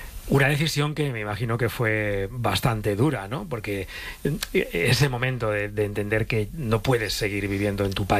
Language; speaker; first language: Spanish; native; Spanish